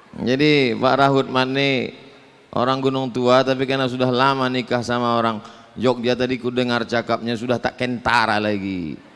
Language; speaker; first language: Malay; native; Malay